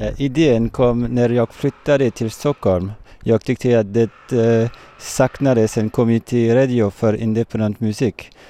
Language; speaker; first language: Swedish; non-native, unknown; French